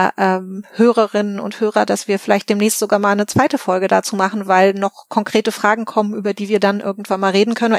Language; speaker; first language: German; native; German